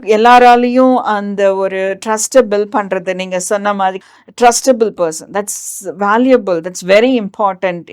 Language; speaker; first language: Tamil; native; Tamil